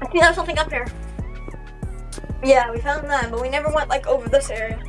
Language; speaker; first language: English; native; English